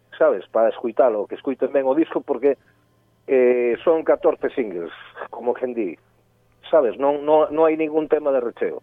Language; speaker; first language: Galician; native; Galician